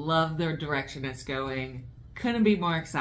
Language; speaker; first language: English; native; English